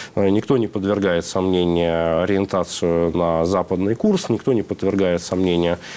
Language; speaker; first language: Russian; native; Russian